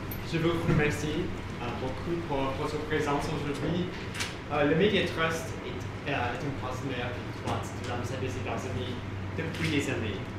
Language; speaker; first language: French; non-native, fluent; English